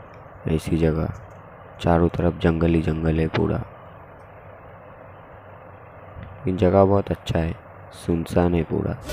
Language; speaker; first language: Hindi; non-native, local second language; Bangla